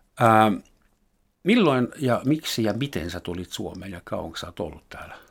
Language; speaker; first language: Finnish; non-native, fluent; German